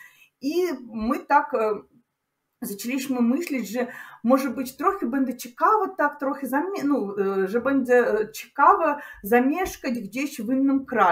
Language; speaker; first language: Polish; non-native, learner; Russian